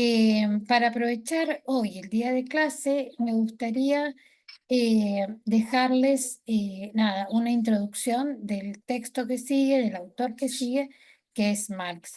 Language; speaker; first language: Spanish; native; Spanish